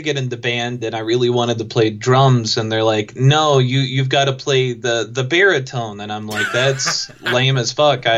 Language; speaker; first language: English; native; English